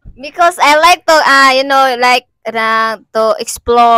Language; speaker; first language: English; non-native, learner; Cebuano